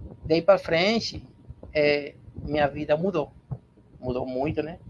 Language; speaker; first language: Portuguese; non-native, learner; Spanish